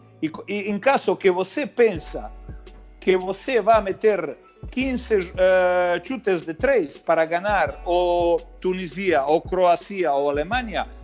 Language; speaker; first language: Portuguese; non-native, learner; Croatian